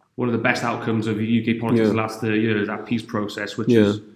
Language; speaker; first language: English; native; English